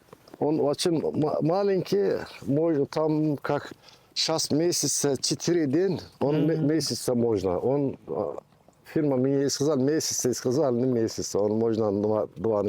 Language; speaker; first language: Russian; non-native, learner; Turkish